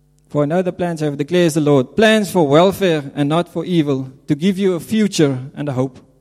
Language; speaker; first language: English; non-native, local second language; Afrikaans